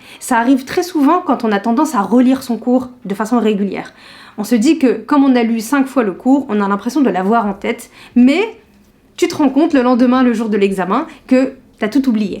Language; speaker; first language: French; native; French